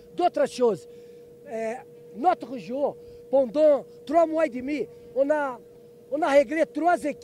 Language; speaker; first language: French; non-native, learner; Portuguese